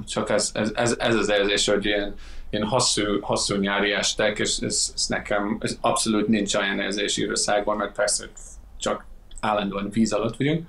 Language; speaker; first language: Hungarian; non-native, fluent; English